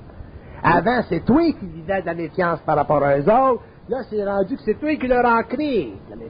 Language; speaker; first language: French; native; French